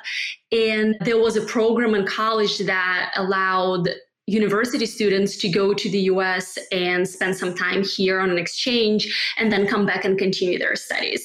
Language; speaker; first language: English; non-native, fluent; Russian